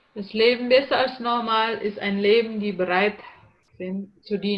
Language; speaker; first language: German; non-native, learner; Indonesian